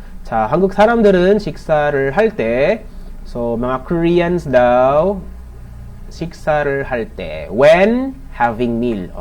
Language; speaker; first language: Korean; non-native, learner; Filipino